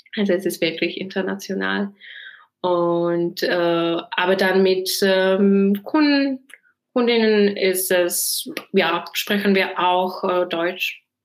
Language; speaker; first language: German; non-native, fluent; Czech